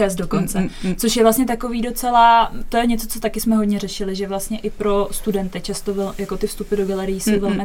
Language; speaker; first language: Czech; native; Czech